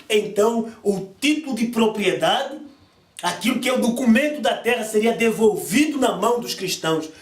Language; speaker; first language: Portuguese; native; Portuguese